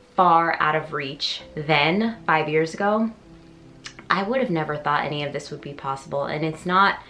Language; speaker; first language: English; native; English